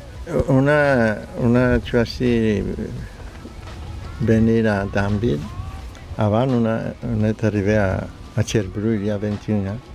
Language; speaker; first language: French; non-native, learner; Spanish